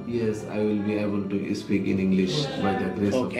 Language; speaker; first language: English; non-native, learner; Bangla